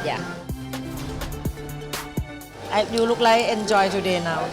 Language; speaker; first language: English; non-native, learner; Thai